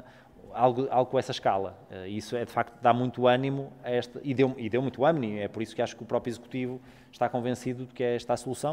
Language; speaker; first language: Portuguese; native; Portuguese